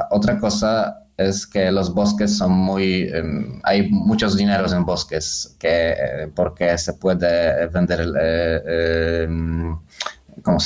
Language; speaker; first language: Spanish; non-native, learner; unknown